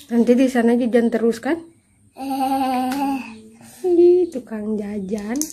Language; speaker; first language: Indonesian; native; Indonesian